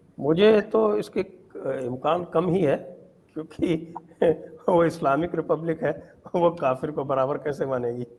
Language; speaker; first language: Hindi; native; Hindi